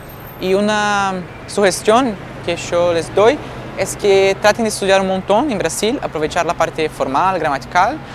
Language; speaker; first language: Spanish; non-native, fluent; Portuguese